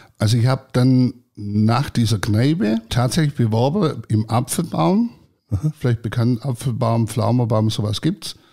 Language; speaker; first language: German; early bilingual, other home language; Croatian